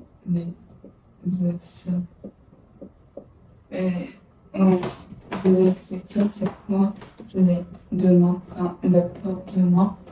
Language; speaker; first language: French; non-native, learner; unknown